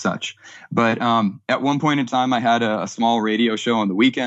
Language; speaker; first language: English; native; English